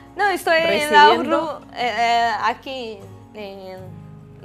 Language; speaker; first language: Spanish; non-native, learner; Portuguese